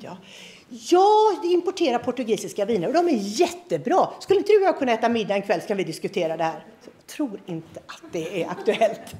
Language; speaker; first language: Swedish; native; Swedish